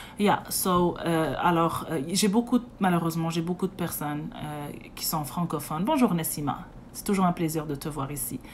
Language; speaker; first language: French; non-native, local second language; Arabic